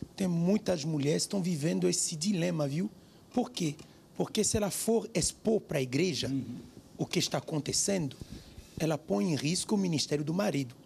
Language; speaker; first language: Portuguese; non-native, fluent; French